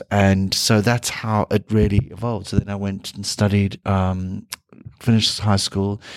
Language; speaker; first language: English; native; English